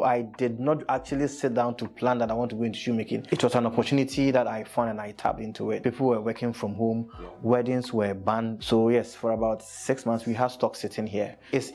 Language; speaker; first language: English; non-native, local second language; Akan